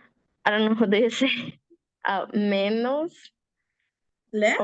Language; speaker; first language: English; non-native, learner; Spanish